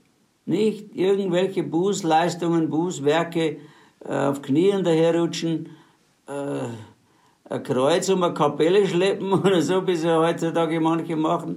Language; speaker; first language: German; native; German